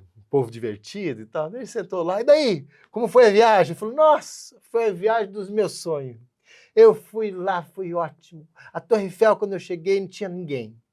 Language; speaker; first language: Portuguese; native; Portuguese